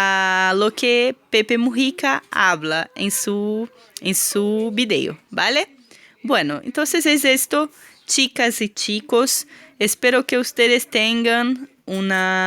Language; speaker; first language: Spanish; non-native, fluent; Portuguese